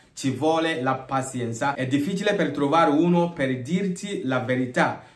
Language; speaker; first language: Italian; non-native, fluent; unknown